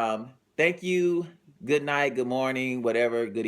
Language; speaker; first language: English; native; English